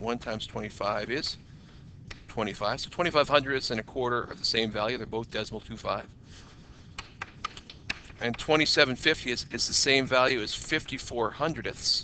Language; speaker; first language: English; native; English